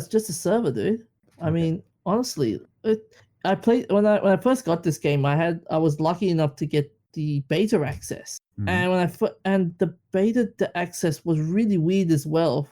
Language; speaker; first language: English; native; English